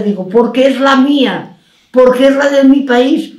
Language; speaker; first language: Spanish; non-native, local second language; Catalan